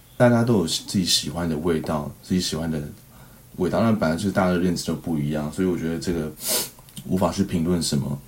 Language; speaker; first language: Chinese; native; Chinese